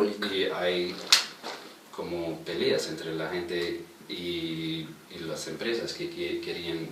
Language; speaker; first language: Spanish; non-native, fluent; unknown